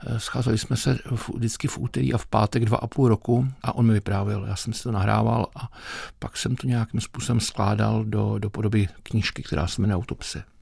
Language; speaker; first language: Czech; native; Czech